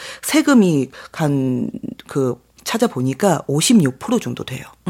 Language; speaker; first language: Korean; non-native, fluent; Chinese